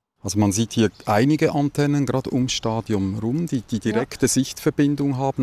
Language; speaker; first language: German; native; German